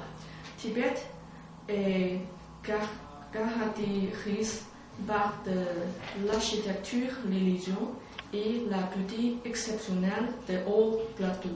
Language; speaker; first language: French; non-native, learner; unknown